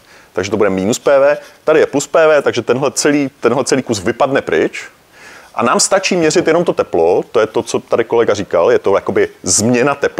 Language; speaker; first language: Czech; native; Czech